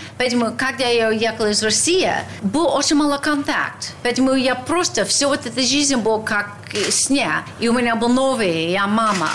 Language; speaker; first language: Russian; non-native, learner; English